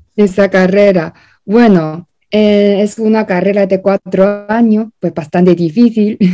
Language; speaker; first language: Spanish; non-native, fluent; Chinese